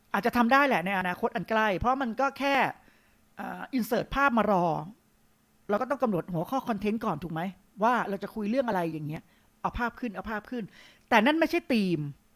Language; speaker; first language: Thai; native; Thai